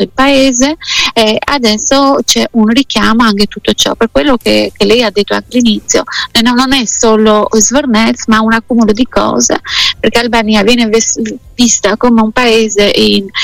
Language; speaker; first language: Italian; non-native, fluent; Albanian